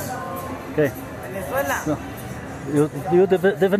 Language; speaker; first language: Spanish; non-native, learner; Polish